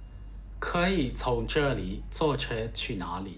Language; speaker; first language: Chinese; non-native, fluent; Burmese